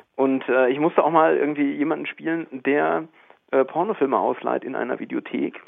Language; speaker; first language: German; native; German